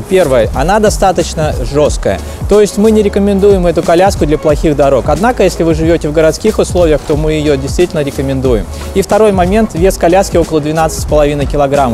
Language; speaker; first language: Russian; native; Russian